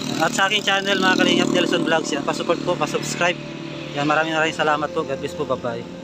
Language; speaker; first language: Filipino; native; Filipino